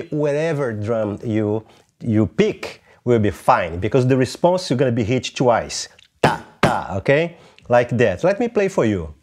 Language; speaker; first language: English; non-native, fluent; Portuguese